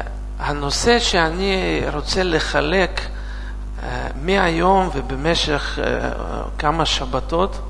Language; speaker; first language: Hebrew; non-native, fluent; Russian